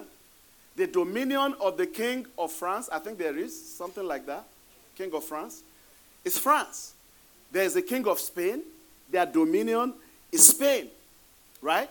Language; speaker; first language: English; non-native, local second language; Yoruba